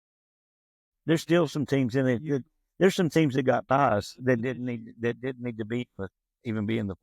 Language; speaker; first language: English; native; English